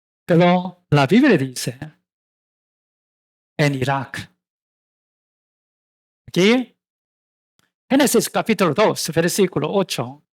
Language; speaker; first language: Spanish; non-native, learner; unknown